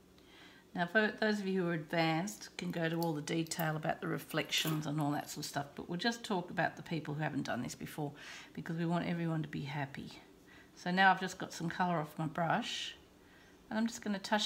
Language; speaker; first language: English; native; English